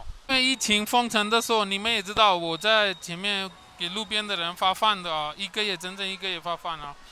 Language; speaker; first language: Chinese; non-native, learner; Hindi